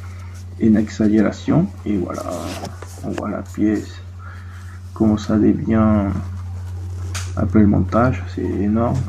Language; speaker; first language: French; non-native, fluent; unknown